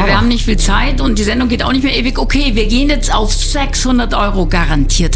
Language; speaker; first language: German; native; German